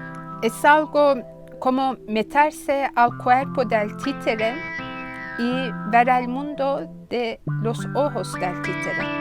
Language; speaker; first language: Spanish; non-native, fluent; Turkish